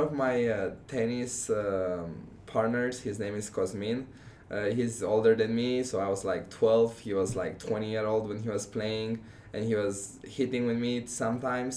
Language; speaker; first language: English; non-native, fluent; Romanian